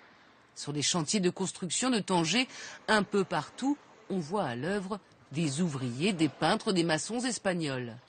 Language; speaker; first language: French; native; French